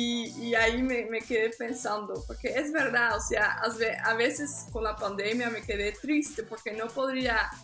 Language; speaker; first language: Spanish; non-native, fluent; Dutch